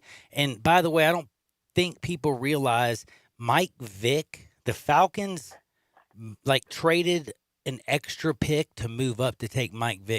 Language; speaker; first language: English; native; English